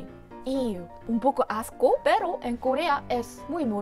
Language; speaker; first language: Spanish; non-native, learner; Korean